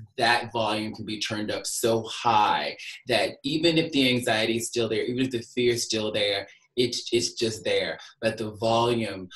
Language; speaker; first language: English; native; English